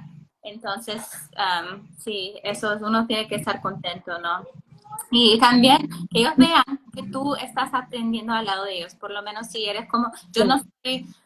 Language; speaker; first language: Spanish; non-native, fluent; English